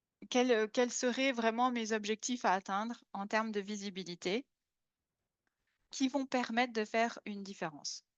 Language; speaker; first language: French; native; French